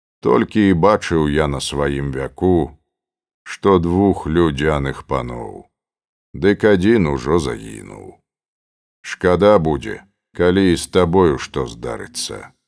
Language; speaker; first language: Belarusian; native; Belarusian